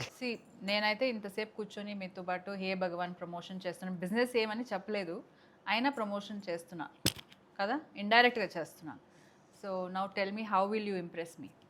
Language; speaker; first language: Telugu; non-native, local second language; Kannada